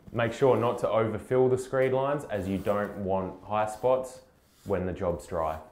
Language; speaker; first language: English; native; English